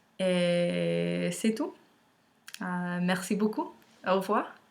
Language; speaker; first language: French; non-native, learner; English